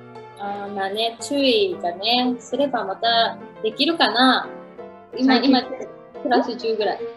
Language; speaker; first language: Japanese; native; Japanese